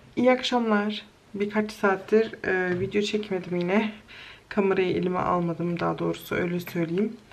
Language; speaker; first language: Turkish; early bilingual, heritage; Turkish